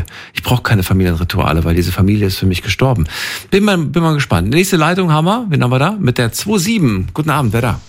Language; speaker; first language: German; native; German